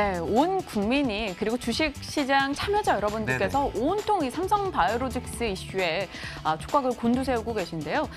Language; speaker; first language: Korean; native; Korean